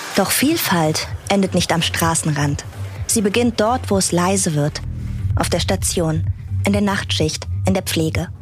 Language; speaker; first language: German; native; German